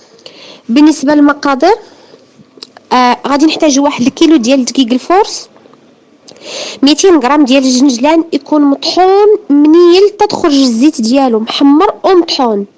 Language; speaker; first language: Arabic; native; Arabic